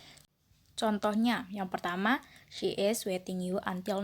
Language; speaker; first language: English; non-native, learner; Indonesian